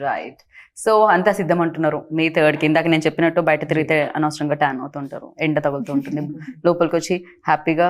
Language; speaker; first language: Telugu; native; Telugu